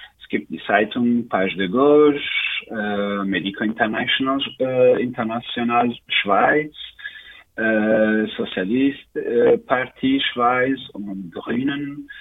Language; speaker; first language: German; non-native, learner; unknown